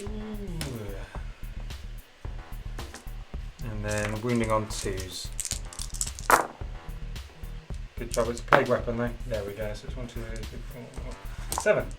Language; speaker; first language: English; native; English